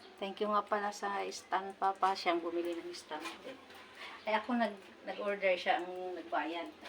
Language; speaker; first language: Filipino; non-native, local second language; Waray